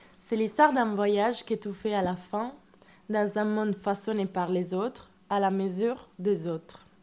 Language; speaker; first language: French; non-native, fluent; Italian